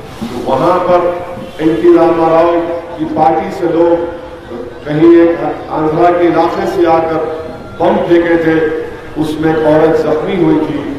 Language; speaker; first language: Urdu; native; Urdu